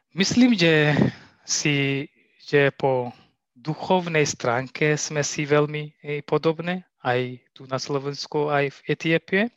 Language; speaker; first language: Slovak; non-native, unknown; Tigrinya